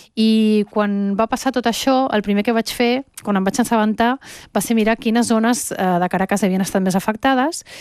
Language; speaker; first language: Catalan; early bilingual, heritage; Catalan